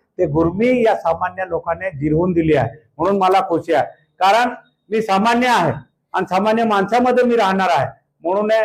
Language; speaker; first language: Marathi; non-native, local second language; Bhili